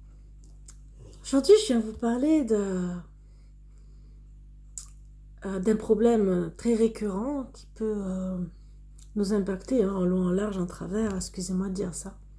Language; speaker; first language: French; native; French